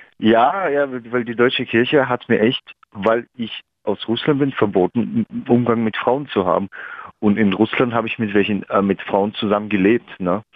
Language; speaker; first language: German; non-native, fluent; Russian